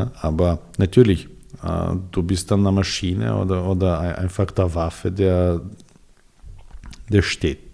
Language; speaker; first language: German; non-native, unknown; Serbian